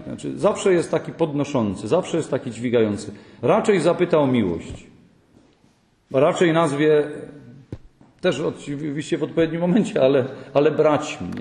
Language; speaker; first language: Polish; native; Polish